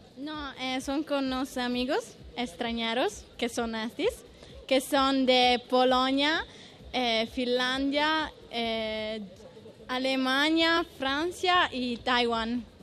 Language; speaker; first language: Spanish; non-native, learner; Italian